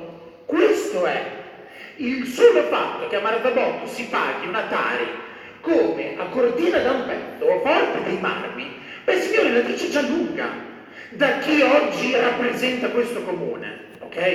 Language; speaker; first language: Italian; native; Italian